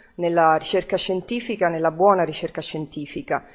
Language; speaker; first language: Italian; native; Italian